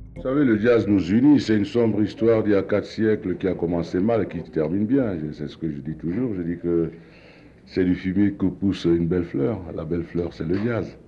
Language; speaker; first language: French; non-native, local second language; Duala